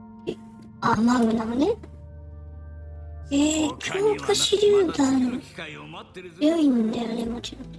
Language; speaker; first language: Japanese; native; Japanese